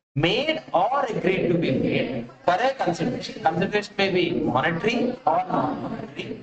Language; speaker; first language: English; non-native, local second language; Telugu